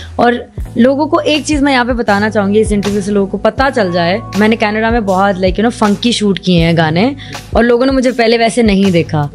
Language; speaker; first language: Urdu; native; Urdu